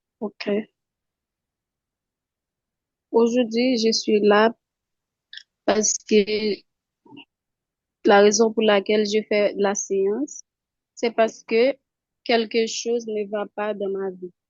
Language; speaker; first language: French; non-native, local second language; Haitian Creole